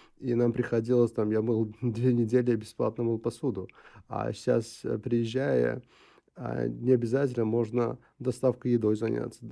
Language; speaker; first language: Russian; non-native, local second language; Uzbek